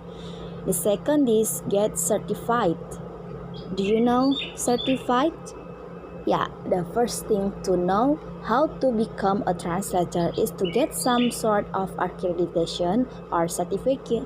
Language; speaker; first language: English; non-native, learner; Indonesian